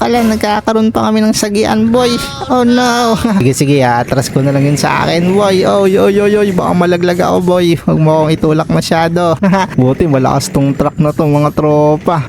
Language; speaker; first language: Filipino; native; Filipino